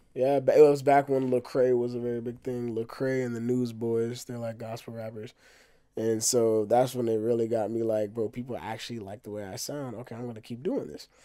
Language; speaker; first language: English; native; English